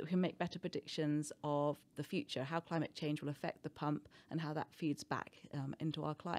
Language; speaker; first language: English; native; English